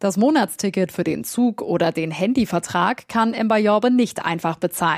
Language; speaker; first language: German; native; German